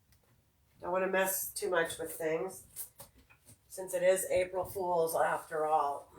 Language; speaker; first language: English; native; English